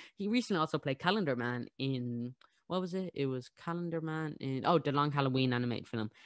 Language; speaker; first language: English; native; English